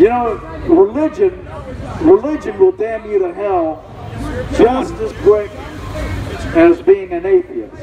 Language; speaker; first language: English; native; English